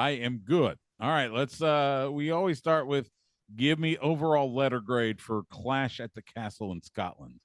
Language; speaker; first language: English; native; English